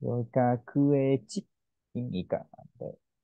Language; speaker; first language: Korean; non-native, learner; Vietnamese